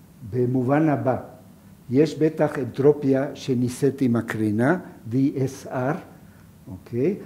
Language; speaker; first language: Hebrew; non-native, fluent; Yiddish